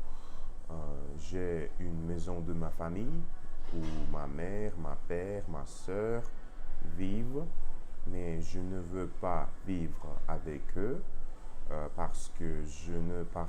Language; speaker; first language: French; non-native, learner; Russian